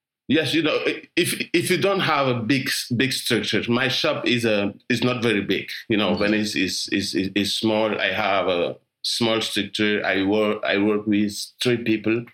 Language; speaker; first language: English; non-native, learner; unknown